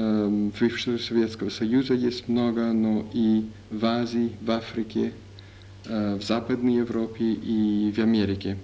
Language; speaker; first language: Russian; non-native, learner; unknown